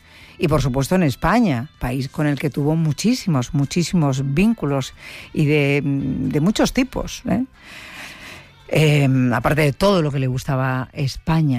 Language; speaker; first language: Spanish; native; Spanish